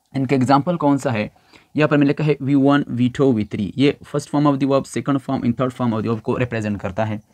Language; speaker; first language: Urdu; non-native, local second language; Pashto